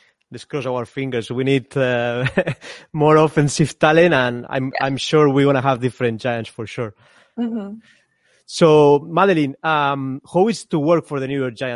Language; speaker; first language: English; non-native, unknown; Spanish